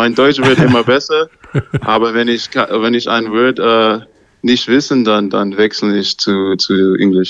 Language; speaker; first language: German; non-native, learner; English